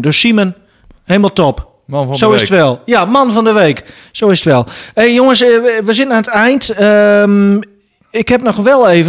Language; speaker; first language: Dutch; native; Dutch